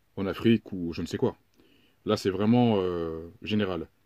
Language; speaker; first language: French; native; French